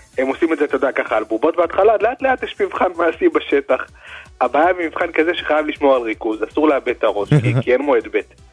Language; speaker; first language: Hebrew; native; Hebrew